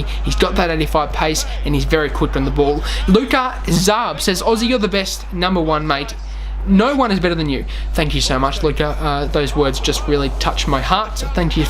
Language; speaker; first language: English; native; English